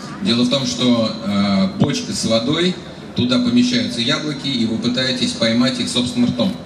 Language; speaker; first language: Russian; native; Russian